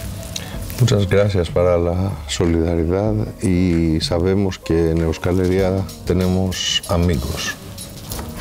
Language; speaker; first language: Spanish; non-native, fluent; Greek